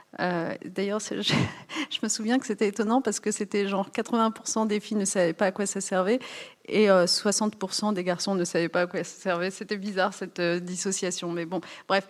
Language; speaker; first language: French; early bilingual, other home language; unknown